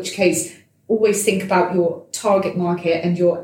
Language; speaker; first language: English; native; English